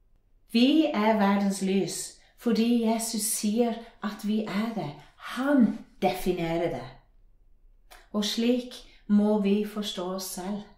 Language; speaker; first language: Norwegian; non-native, fluent; English